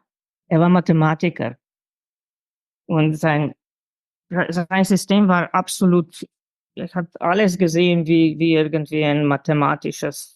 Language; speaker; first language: German; non-native, fluent; Slovenian